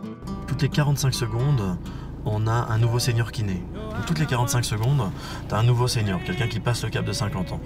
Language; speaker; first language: French; native; French